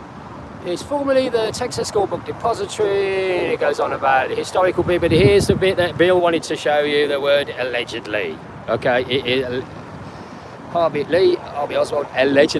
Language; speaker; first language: English; native; English